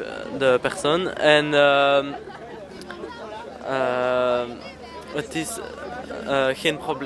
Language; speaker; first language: Dutch; non-native, learner; French